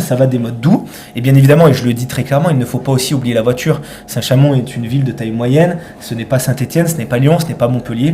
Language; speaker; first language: French; native; French